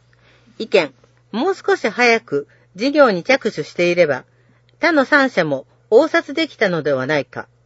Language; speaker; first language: Japanese; native; Japanese